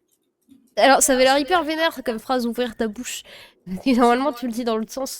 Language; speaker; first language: French; native; French